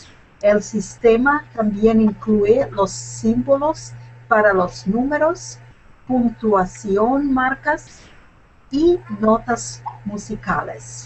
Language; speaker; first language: Spanish; non-native, learner; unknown